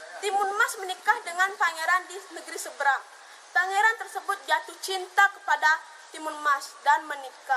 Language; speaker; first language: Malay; non-native, local second language; Balinese